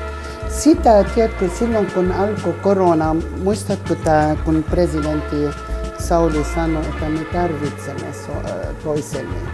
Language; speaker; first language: Finnish; non-native, fluent; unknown